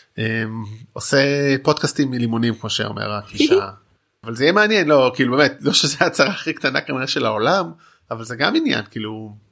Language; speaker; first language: Hebrew; native; Hebrew